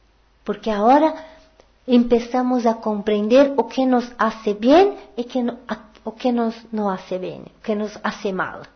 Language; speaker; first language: Portuguese; non-native, learner; Spanish